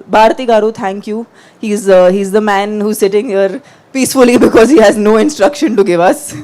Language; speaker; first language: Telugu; non-native, fluent; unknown